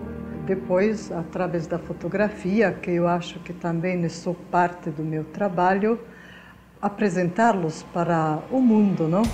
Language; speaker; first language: Portuguese; non-native, fluent; Hungarian